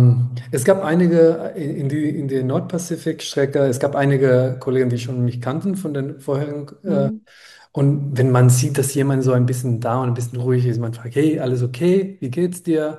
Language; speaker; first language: German; non-native, fluent; Spanish